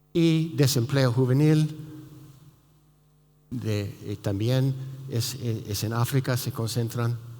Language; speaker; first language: Spanish; non-native, fluent; English